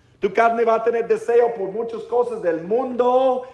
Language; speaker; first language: Spanish; non-native, learner; English